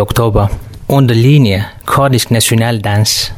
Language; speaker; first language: Danish; non-native, learner; Kurdish